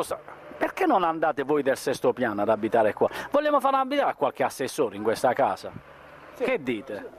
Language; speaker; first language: Italian; native; Italian